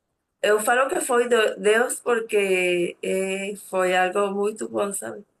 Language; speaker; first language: Portuguese; non-native, fluent; Spanish